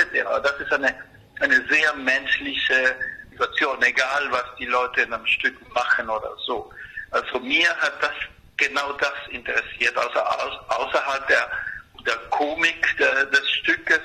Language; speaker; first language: German; non-native, fluent; Spanish